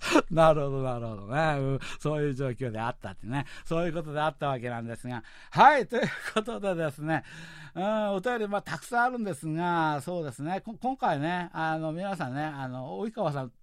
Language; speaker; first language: Japanese; non-native, fluent; Korean